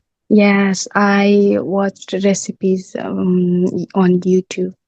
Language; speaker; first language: English; non-native, learner; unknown